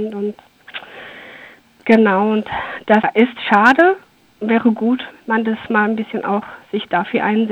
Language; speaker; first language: German; early bilingual, other home language; Persian